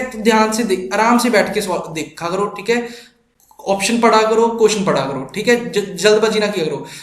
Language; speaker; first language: Hindi; non-native, local second language; Punjabi